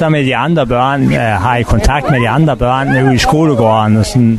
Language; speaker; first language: Danish; native; Danish